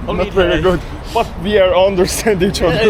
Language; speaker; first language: English; non-native, learner; Mongolian